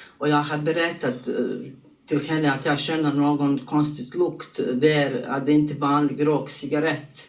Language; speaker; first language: Swedish; non-native, learner; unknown